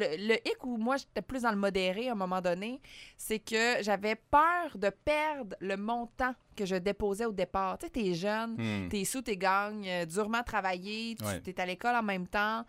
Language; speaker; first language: French; native; French